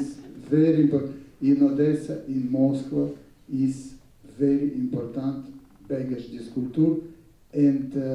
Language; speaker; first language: English; non-native, learner; Russian